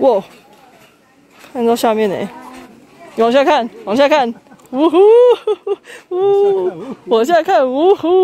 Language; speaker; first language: Chinese; native; Chinese